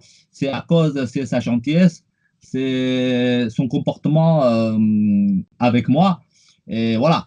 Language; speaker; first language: French; non-native, fluent; Chinese